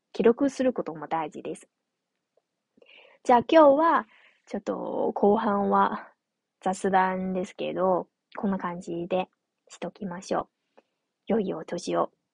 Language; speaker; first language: Japanese; non-native, fluent; Chinese